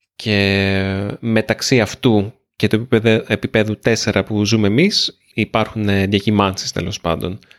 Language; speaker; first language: Greek; native; Greek